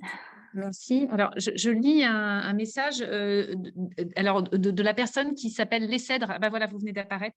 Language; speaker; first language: French; native; French